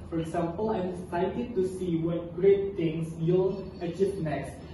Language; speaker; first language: English; non-native, learner; Indonesian